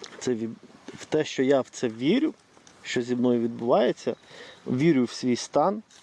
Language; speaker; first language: Ukrainian; non-native, local second language; Russian